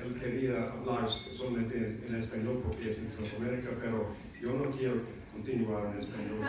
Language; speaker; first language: Spanish; non-native, learner; English